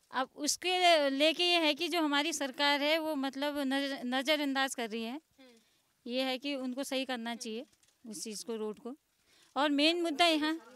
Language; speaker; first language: Hindi; native; Hindi